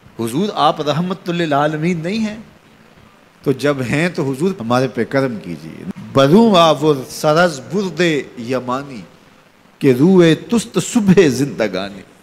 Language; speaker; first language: Urdu; non-native, local second language; Punjabi